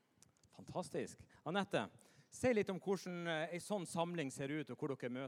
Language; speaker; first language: Norwegian; native; Norwegian